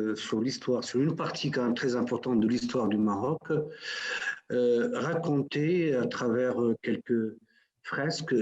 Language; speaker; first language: French; non-native, local second language; Arabic